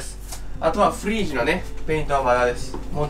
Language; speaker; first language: Japanese; native; Japanese